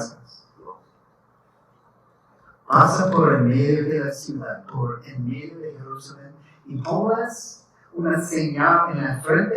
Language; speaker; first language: Spanish; non-native, learner; English